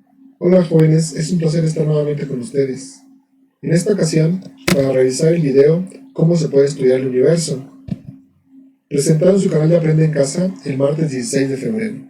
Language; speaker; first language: Spanish; native; Spanish